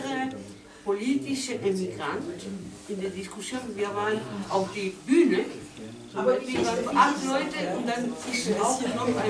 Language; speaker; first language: German; non-native, learner; Spanish